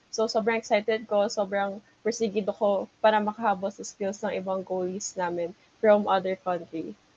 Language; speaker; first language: Filipino; native; Filipino